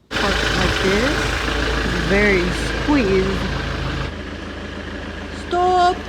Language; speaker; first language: English; non-native, learner; Korean